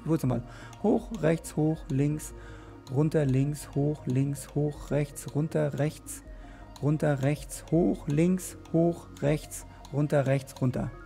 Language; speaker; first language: German; native; German